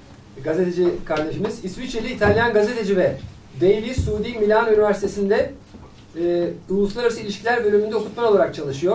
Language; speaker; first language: Turkish; native; Turkish